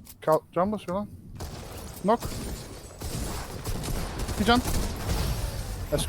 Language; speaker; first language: Turkish; native; Turkish